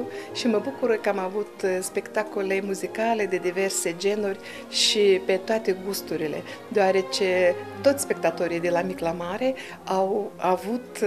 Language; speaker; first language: Romanian; native; Romanian